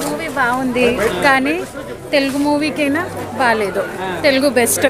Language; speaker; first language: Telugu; non-native, local second language; Hindi